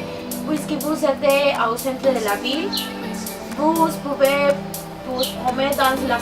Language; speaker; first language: French; non-native, learner; Spanish